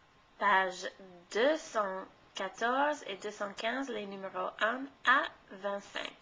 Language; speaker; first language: French; non-native, fluent; English